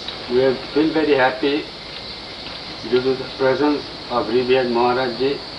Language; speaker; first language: English; non-native, local second language; Bangla